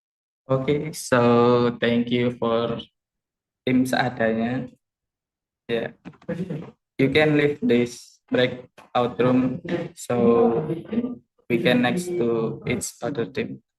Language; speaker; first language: English; non-native, learner; Indonesian